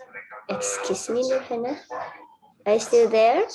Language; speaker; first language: English; non-native, fluent; Indonesian